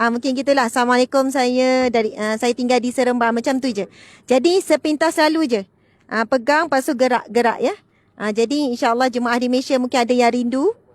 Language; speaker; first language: Malay; native; Malay